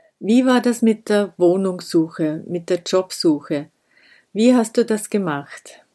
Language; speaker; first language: German; native; German